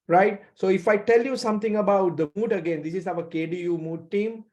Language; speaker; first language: English; non-native, local second language; Sinhala